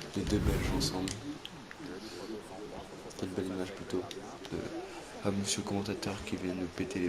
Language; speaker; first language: French; native; French